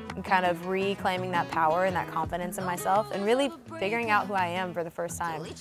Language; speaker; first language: English; native; English